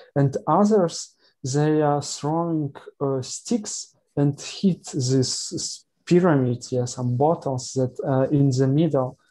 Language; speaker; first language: English; non-native, learner; Ukrainian